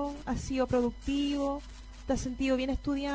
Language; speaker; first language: Spanish; native; Spanish